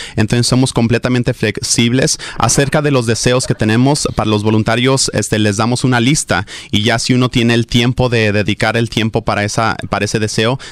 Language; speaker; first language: Spanish; early bilingual, heritage; Spanish